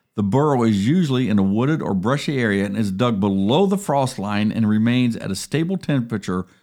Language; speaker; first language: English; native; English